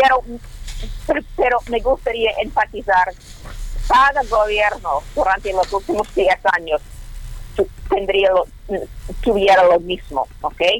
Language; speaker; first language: Spanish; non-native, learner; English